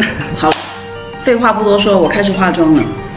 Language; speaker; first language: Chinese; native; Chinese